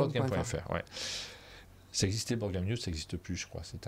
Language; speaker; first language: French; native; French